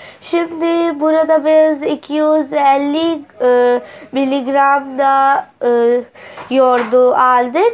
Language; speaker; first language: Turkish; non-native, learner; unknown